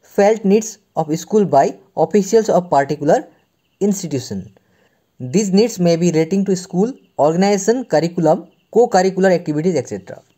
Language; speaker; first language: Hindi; non-native, local second language; Assamese